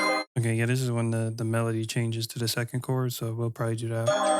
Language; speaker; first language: English; native; English